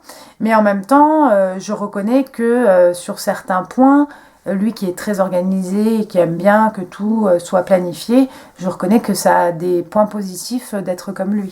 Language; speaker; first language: French; native; French